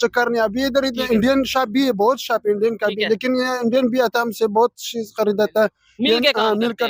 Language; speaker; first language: Hindi; non-native, local second language; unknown